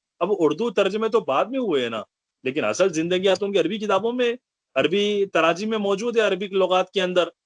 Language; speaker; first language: Urdu; native; Urdu